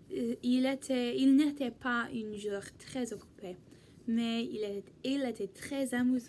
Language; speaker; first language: French; non-native, learner; English